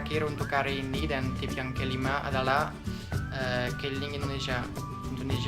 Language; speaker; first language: Indonesian; non-native, fluent; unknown